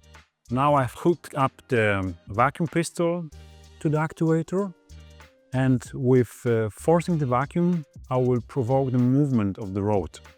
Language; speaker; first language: English; non-native, fluent; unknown